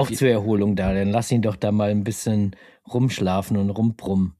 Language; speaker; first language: German; native; German